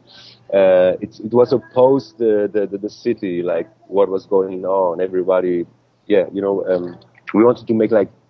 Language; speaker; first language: English; non-native, fluent; Swiss German